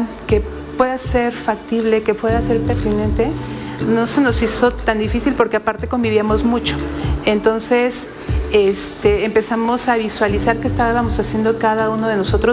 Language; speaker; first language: Spanish; native; Spanish